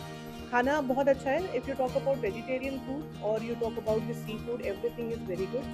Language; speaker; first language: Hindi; native; Hindi